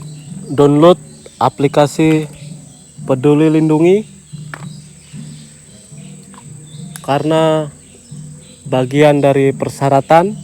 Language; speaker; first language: Indonesian; non-native, fluent; Japanese